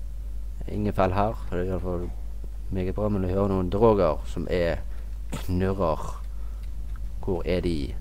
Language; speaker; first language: Norwegian; native; Norwegian